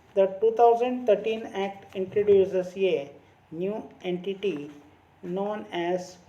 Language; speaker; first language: English; non-native, local second language; Kannada